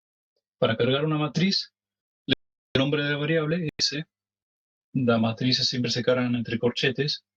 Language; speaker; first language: Spanish; native; Spanish